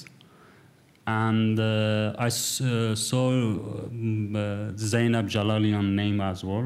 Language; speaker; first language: English; non-native, fluent; Kurdish